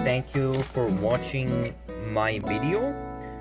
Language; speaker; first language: English; non-native, learner; Korean